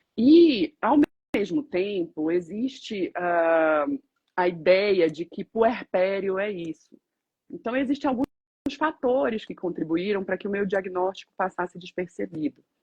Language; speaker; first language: Portuguese; native; Portuguese